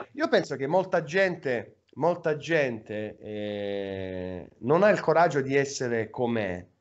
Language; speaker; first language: Italian; native; Italian